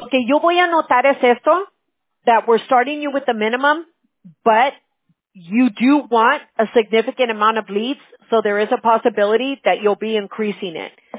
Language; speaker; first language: English; early bilingual, other home language; Spanish